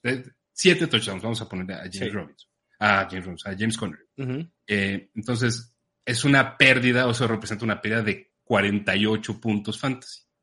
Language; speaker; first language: Spanish; native; Spanish